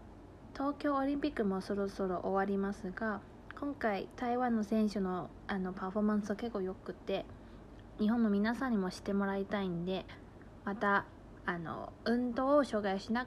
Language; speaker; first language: Japanese; non-native, fluent; Chinese